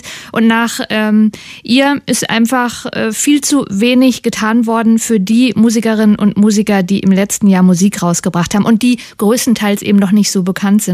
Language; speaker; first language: German; native; German